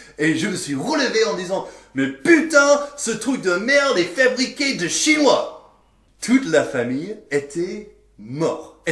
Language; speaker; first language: French; non-native, fluent; English